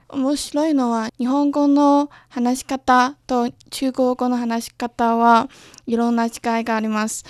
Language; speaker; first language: Japanese; non-native, learner; Chinese